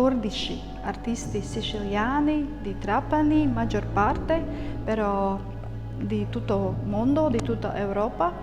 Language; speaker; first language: Italian; non-native, learner; Latvian